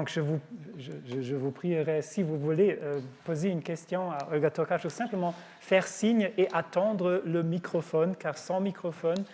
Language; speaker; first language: French; non-native, fluent; Polish